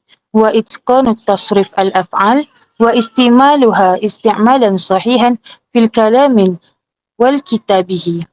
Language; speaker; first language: Arabic; non-native, learner; Malay